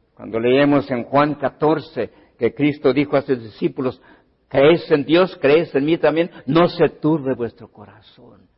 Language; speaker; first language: Spanish; early bilingual, heritage; Spanish